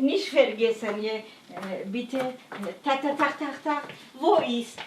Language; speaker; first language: German; non-native, learner; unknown